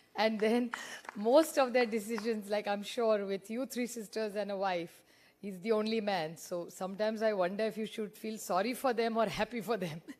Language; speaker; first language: English; non-native, local second language; Marathi